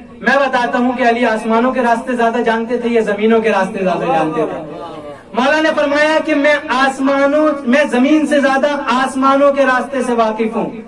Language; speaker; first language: Urdu; native; Urdu